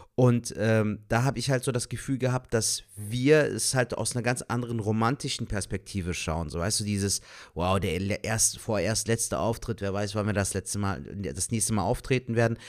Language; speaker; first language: German; native; German